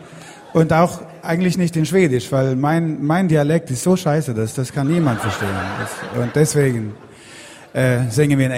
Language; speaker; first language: German; non-native, learner; Swedish